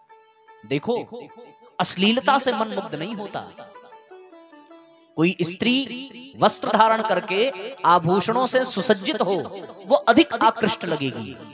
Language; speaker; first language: Hindi; native; Hindi